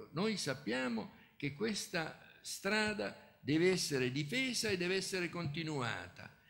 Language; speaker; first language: Italian; native; Italian